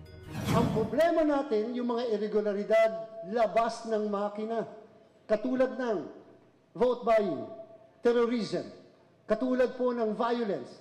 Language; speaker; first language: Filipino; native; Filipino